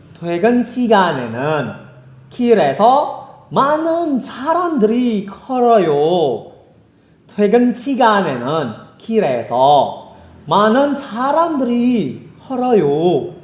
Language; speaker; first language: Korean; non-native, fluent; Indonesian